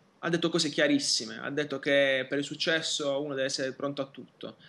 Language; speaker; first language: Italian; native; Italian